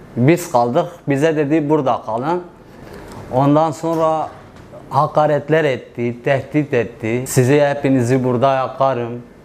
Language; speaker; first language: Turkish; non-native, local second language; Kurdish